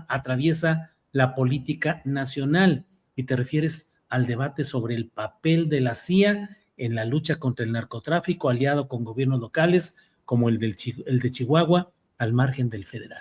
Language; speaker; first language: Spanish; native; Spanish